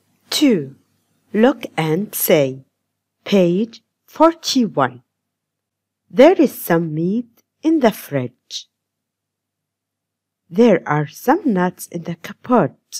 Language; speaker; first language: English; non-native, fluent; Arabic